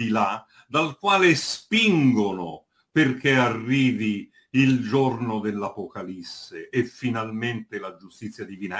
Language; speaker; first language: Italian; native; Italian